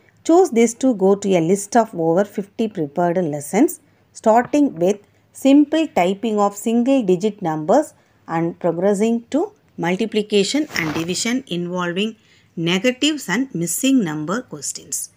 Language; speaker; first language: English; non-native, local second language; Tamil